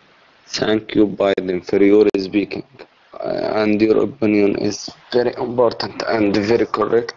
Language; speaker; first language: English; non-native, learner; Arabic